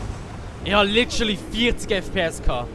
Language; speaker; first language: German; native; German